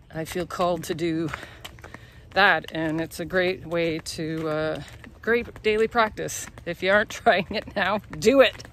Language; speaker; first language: English; native; English